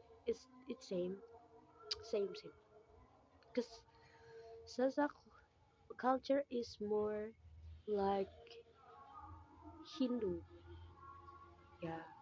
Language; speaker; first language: English; non-native, local second language; Indonesian